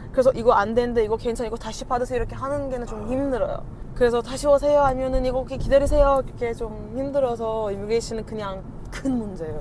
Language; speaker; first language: Korean; non-native, fluent; Turkish